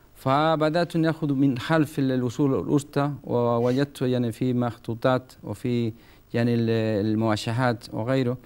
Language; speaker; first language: Arabic; non-native, learner; Spanish